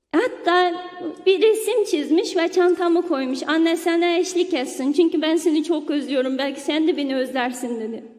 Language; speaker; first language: Turkish; non-native, fluent; Uyghur